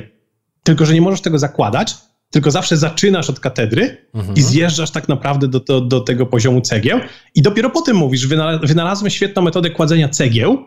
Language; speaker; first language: Polish; native; Polish